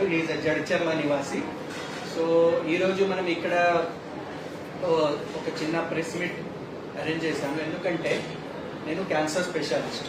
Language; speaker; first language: Telugu; non-native, fluent; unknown